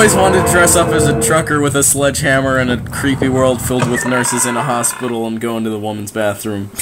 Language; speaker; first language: English; native; English